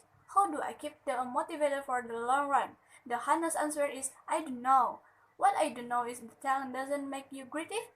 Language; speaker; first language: English; non-native, learner; Indonesian